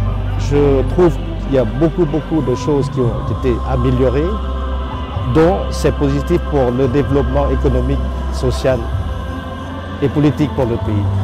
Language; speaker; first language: French; non-native, fluent; Lao